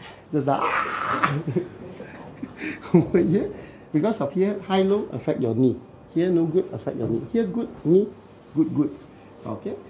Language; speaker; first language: English; non-native, local second language; Cantonese